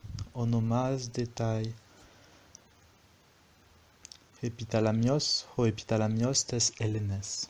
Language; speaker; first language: Greek; non-native, fluent; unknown